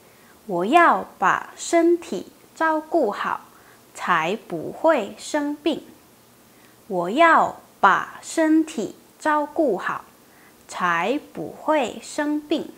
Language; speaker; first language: Chinese; non-native, fluent; Indonesian